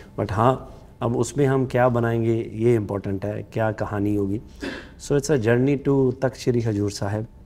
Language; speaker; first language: Hindi; non-native, local second language; Punjabi